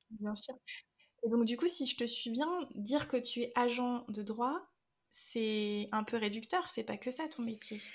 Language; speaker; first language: French; native; French